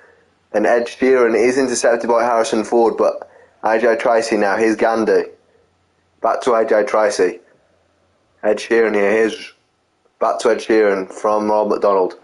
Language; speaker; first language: English; native; English